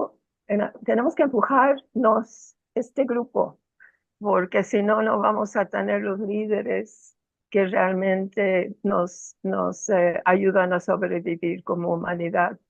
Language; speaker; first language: Spanish; non-native, fluent; English